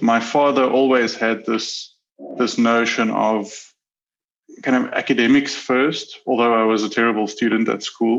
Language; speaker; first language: English; non-native, local second language; Afrikaans